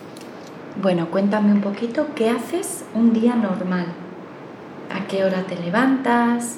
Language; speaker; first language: Spanish; native; Spanish